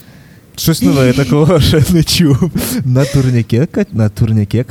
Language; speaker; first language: Ukrainian; native; Ukrainian